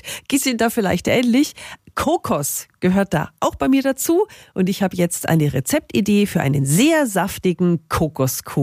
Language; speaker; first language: German; native; German